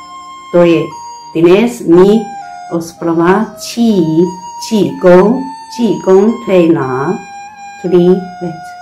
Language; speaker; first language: Czech; non-native, learner; Chinese